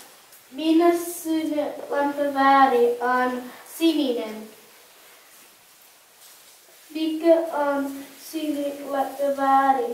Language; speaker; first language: Finnish; non-native, learner; English